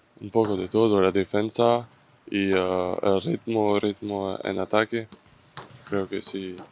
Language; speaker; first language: Spanish; non-native, learner; French